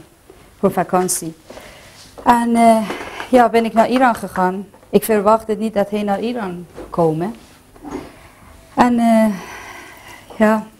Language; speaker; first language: Dutch; non-native, fluent; Persian